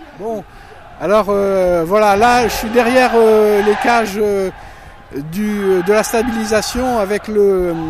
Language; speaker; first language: French; native; French